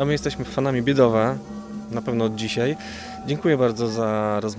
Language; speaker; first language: Polish; native; Polish